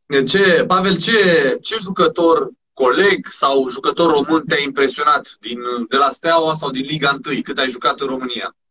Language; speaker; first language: Romanian; native; Romanian